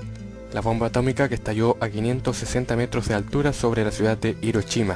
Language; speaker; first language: Spanish; native; Spanish